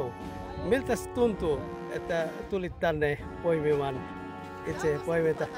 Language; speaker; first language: Finnish; non-native, fluent; Bangla